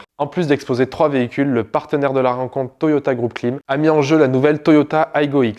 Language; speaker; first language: French; native; French